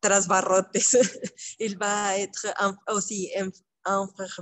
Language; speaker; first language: French; non-native, learner; Spanish